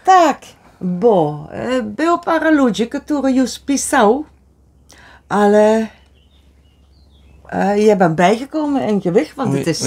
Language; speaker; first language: Polish; non-native, learner; Dutch